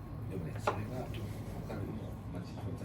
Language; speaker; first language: Japanese; native; Japanese